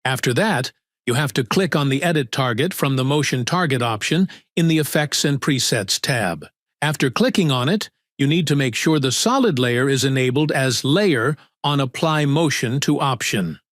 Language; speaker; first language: English; non-native, local second language; Bangla